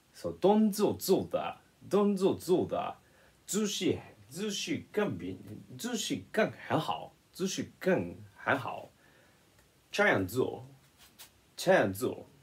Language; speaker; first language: Chinese; non-native, learner; Japanese